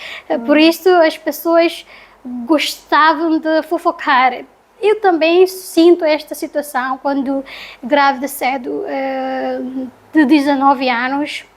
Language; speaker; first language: Portuguese; non-native, learner; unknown